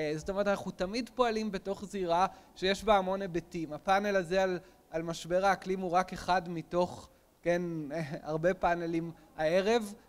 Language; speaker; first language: Hebrew; native; Hebrew